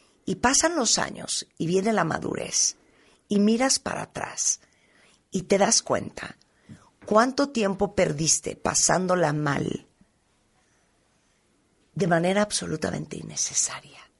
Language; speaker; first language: Spanish; native; Spanish